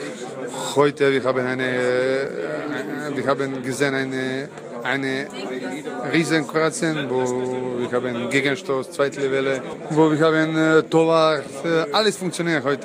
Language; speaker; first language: German; non-native, learner; Croatian